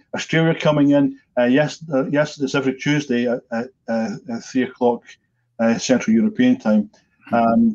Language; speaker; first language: English; native; English